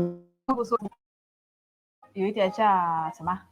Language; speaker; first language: Chinese; non-native, learner; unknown